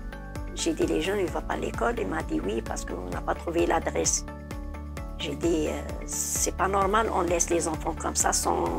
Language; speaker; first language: French; non-native, learner; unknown